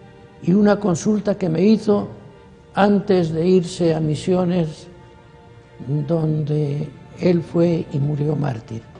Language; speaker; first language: Spanish; native; Spanish